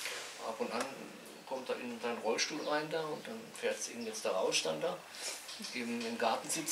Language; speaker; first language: German; native; German